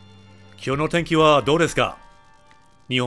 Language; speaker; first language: Japanese; non-native, fluent; English